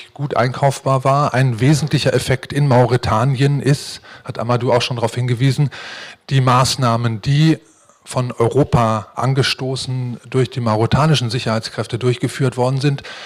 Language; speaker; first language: German; native; German